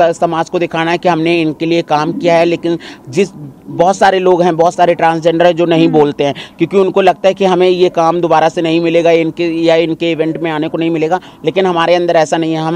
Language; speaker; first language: Hindi; native; Hindi